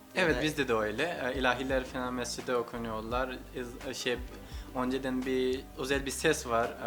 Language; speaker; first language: Turkish; non-native, fluent; Urdu